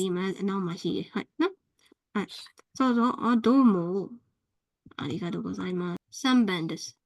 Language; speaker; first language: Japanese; non-native, fluent; Burmese